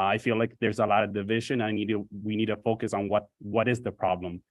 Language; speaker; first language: English; native; English